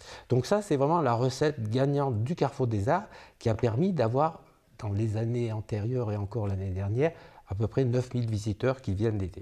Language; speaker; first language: French; native; French